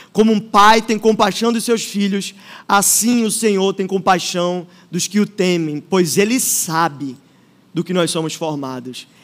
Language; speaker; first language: Portuguese; native; Portuguese